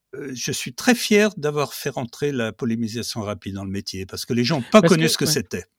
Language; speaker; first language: French; native; French